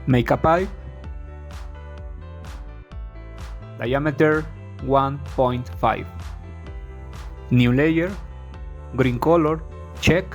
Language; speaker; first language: English; non-native, fluent; Spanish